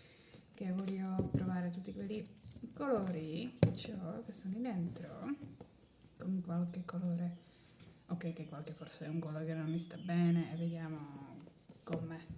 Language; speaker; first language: Italian; non-native, learner; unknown